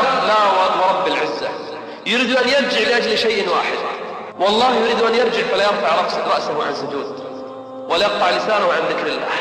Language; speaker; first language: Arabic; native; Arabic